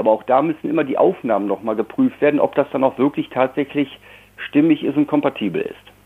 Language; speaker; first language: German; native; German